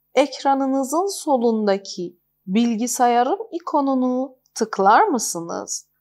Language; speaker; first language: Turkish; non-native, fluent; Persian